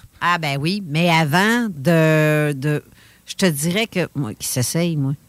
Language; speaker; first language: French; native; French